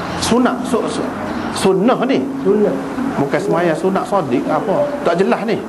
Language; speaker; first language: Malay; native; Malay